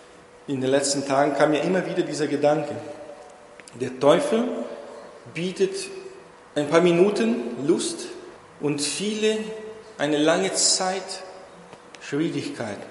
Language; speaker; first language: German; non-native, fluent; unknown